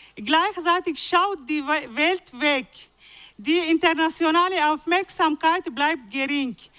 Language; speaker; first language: German; non-native, fluent; Arabic